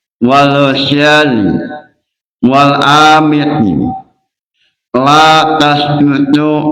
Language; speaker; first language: Arabic; non-native, fluent; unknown